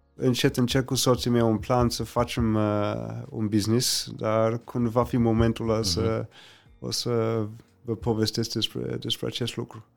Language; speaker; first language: Romanian; non-native, fluent; English